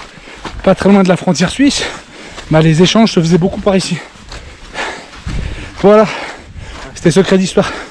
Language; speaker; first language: French; native; French